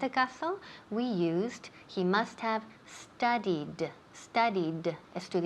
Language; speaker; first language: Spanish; non-native, fluent; English